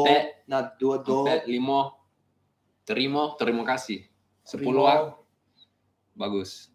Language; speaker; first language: Indonesian; non-native, learner; English